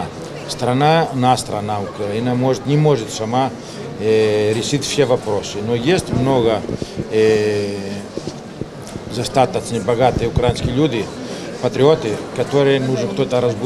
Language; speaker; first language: Russian; non-native, learner; Greek